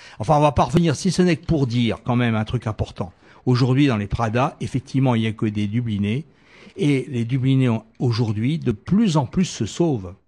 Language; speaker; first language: French; native; French